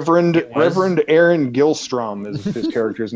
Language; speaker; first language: English; native; English